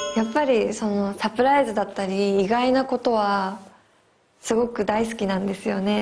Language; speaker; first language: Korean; non-native, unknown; Japanese